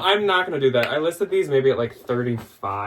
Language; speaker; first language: English; native; English